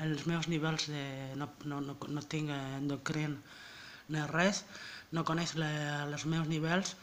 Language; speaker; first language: Catalan; non-native, learner; French